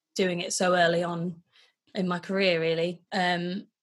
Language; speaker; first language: English; native; English